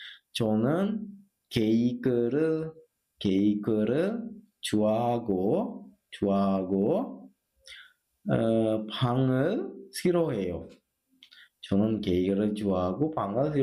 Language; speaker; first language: Korean; non-native, fluent; Sinhala